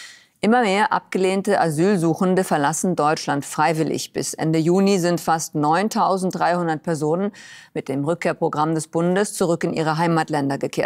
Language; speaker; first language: German; native; German